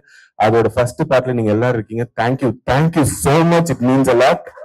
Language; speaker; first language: Tamil; native; Tamil